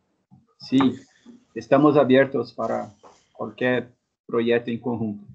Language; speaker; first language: Spanish; non-native, fluent; Portuguese